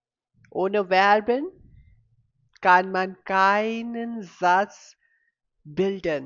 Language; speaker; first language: German; non-native, fluent; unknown